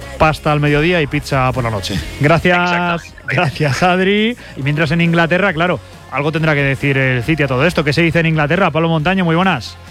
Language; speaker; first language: Spanish; native; Spanish